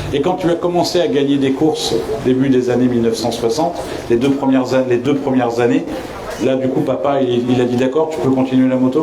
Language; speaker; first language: French; native; French